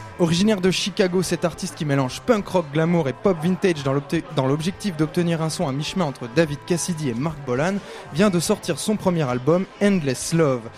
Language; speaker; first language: French; native; French